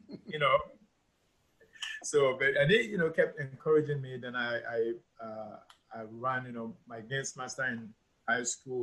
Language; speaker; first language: English; non-native, local second language; Igbo